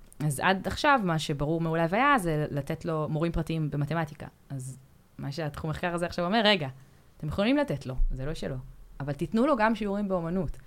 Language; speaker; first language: Hebrew; native; Hebrew